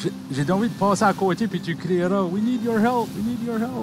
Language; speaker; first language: French; native; French